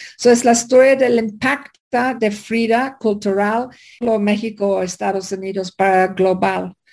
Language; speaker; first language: Spanish; non-native, learner; English